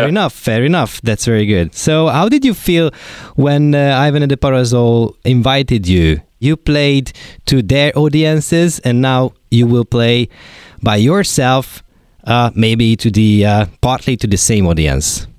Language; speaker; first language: English; non-native, fluent; Hungarian